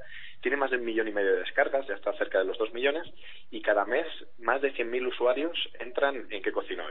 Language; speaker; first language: Spanish; native; Spanish